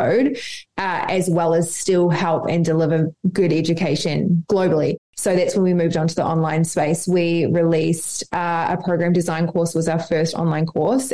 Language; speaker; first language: English; native; English